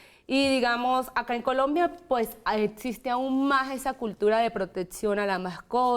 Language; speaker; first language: Spanish; native; Spanish